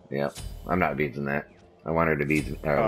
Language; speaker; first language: English; native; English